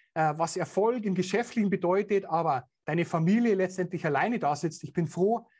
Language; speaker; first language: German; native; German